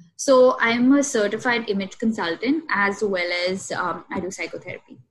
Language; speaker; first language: English; non-native, local second language; Hindi